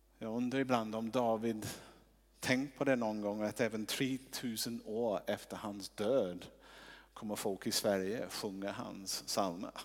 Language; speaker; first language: Swedish; non-native, fluent; English